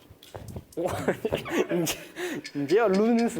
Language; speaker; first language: Chinese; native; Chinese